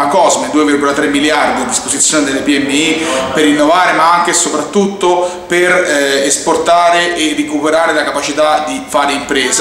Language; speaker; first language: Italian; native; Italian